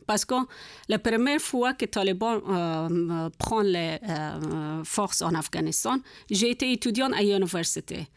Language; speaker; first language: French; non-native, learner; Persian